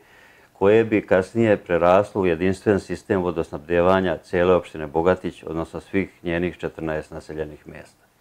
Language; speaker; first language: Serbian; native; Serbian